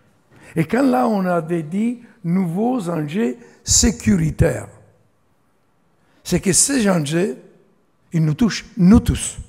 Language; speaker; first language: French; non-native, fluent; Italian